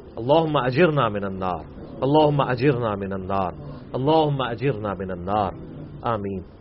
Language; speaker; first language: Urdu; non-native, local second language; Punjabi